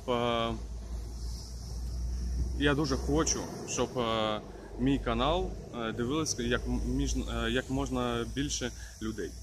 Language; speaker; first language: Ukrainian; non-native, local second language; Russian